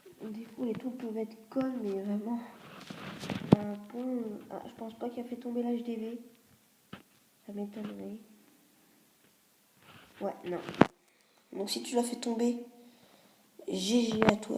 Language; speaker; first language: French; native; French